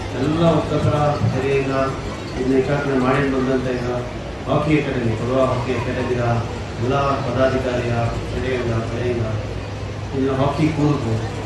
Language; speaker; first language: Kannada; non-native, local second language; Kodava